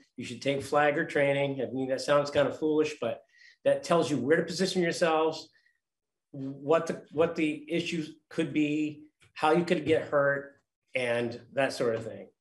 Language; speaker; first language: English; native; English